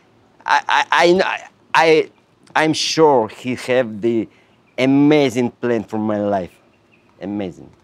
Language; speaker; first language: English; non-native, learner; Russian